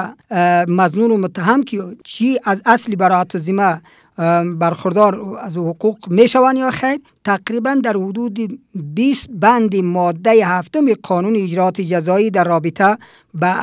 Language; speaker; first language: Persian; native; Persian